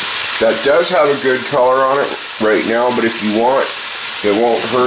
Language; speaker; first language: English; native; English